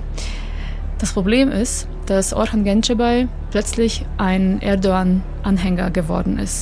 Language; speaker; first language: German; non-native, fluent; Croatian